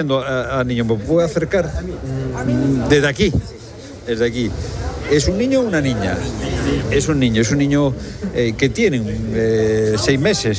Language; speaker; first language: Spanish; native; Spanish